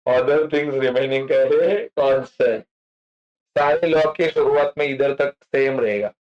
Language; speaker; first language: Hindi; non-native, local second language; Marathi